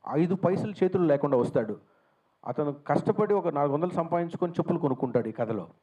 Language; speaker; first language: Telugu; native; Telugu